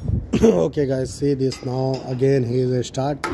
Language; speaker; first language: English; non-native, learner; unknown